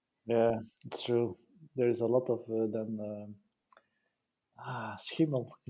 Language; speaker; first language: English; non-native, learner; Dutch